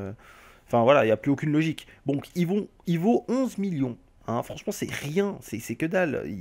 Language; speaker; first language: French; native; French